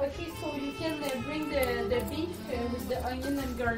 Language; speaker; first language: English; non-native, learner; French